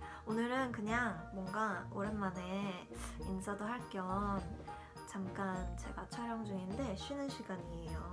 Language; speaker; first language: Korean; early bilingual, heritage; Korean